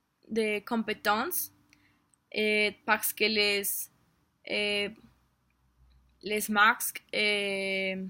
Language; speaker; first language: French; non-native, learner; Spanish